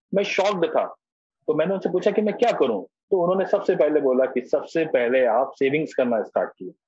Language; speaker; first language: Hindi; native; Hindi